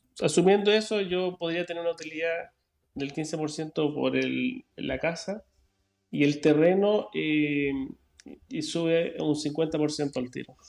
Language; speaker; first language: Spanish; native; Spanish